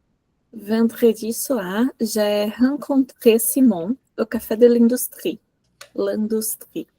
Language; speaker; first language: French; non-native, learner; Portuguese